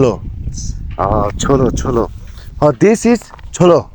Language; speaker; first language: English; non-native, learner; Bangla